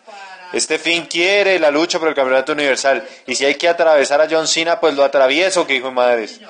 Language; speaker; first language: Spanish; native; Spanish